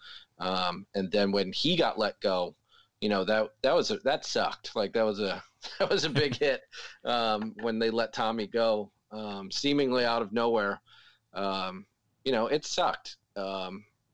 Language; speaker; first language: English; native; English